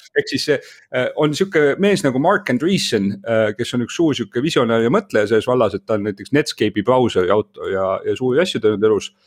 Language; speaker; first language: Estonian; native; Estonian